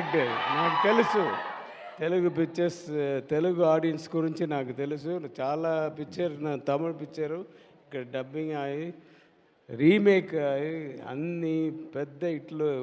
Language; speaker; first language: Telugu; non-native, learner; Tamil